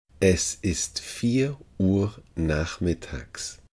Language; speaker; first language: German; non-native, fluent; Uzbek